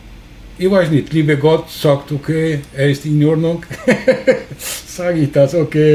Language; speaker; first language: German; non-native, learner; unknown